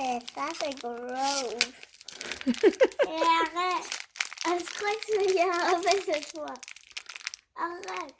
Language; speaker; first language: French; early bilingual, heritage; French